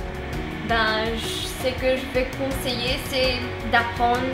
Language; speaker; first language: French; non-native, local second language; Morisyen